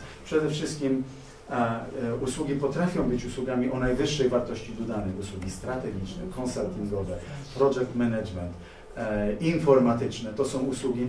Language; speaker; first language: Polish; native; Polish